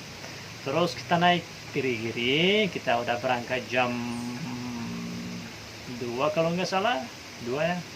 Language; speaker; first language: Indonesian; non-native, fluent; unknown